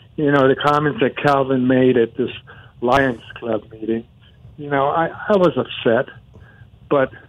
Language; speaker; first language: English; non-native, fluent; Spanish